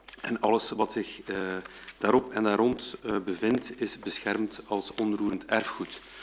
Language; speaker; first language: Dutch; native; Dutch